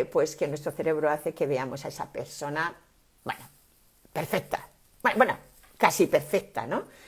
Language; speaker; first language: Spanish; native; Spanish